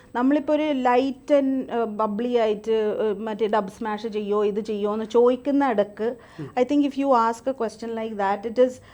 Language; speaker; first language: Malayalam; early bilingual, other home language; English